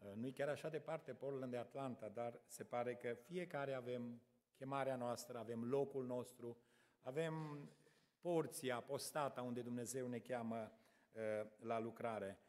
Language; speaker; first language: Romanian; native; Romanian